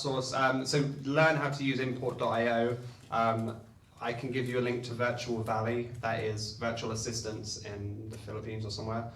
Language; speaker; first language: English; native; English